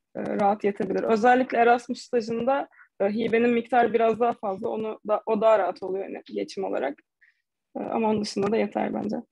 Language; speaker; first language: Turkish; native; Turkish